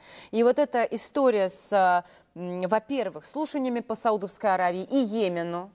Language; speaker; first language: Russian; native; Russian